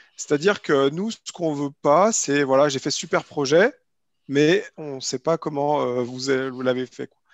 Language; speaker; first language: French; native; French